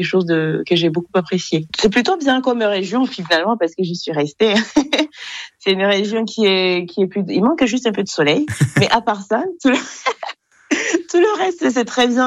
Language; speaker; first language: French; non-native, local second language; Kinyarwanda